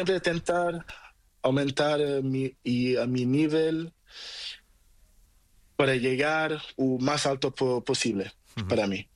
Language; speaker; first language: Spanish; non-native, learner; Portuguese